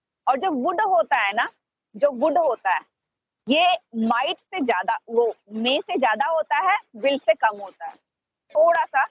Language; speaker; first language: Hindi; native; Hindi